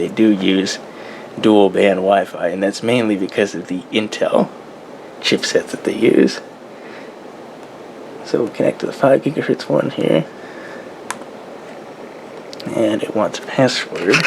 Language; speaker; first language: English; native; English